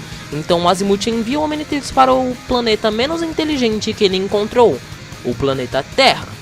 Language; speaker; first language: Portuguese; native; Portuguese